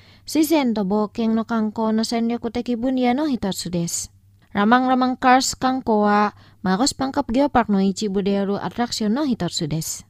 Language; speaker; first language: Japanese; non-native, fluent; Indonesian